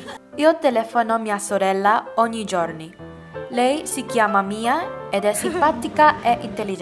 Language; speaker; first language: Italian; non-native, learner; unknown